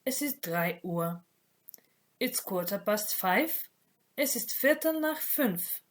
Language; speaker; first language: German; non-native, fluent; Macedonian